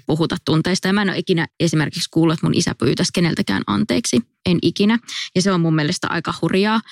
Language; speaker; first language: Finnish; native; Finnish